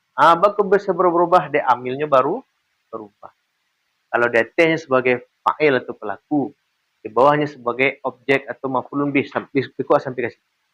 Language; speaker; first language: Malay; non-native, local second language; Minangkabau